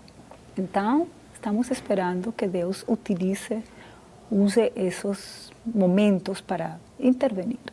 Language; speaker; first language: Portuguese; non-native, fluent; Spanish